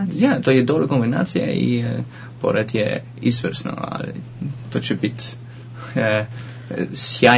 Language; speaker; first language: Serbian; non-native, learner; Dutch